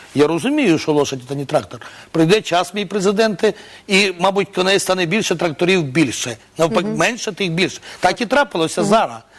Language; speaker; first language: Ukrainian; native; Ukrainian